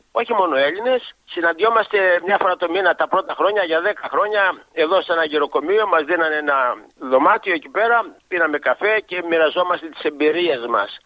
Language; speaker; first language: Greek; native; Greek